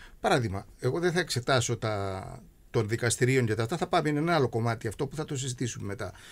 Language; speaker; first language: Greek; native; Greek